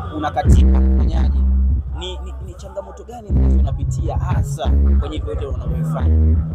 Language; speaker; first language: Swahili; native; Swahili